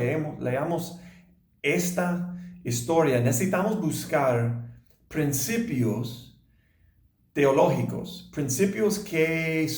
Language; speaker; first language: Spanish; non-native, learner; English